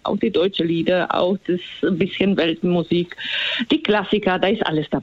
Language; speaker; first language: German; non-native, fluent; Slovak